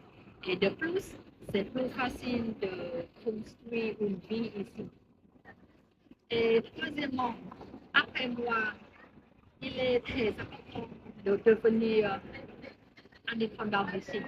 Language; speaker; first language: French; non-native, learner; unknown